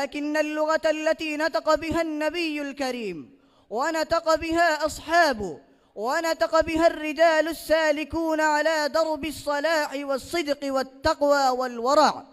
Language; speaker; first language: Arabic; non-native, learner; Bangla